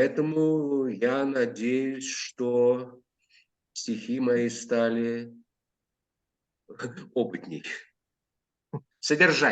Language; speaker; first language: Russian; native; Russian